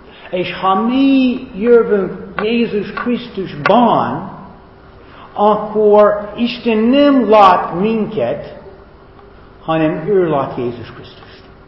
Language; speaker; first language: Hungarian; non-native, fluent; English